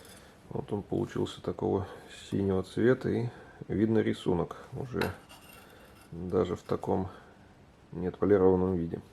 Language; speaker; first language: Russian; native; Russian